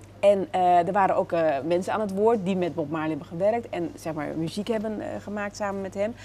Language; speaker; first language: Dutch; native; Dutch